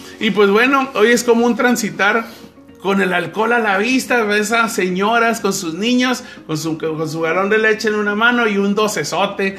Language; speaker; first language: Spanish; native; Spanish